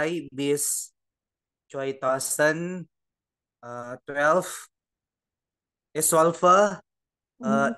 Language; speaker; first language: German; non-native, learner; Indonesian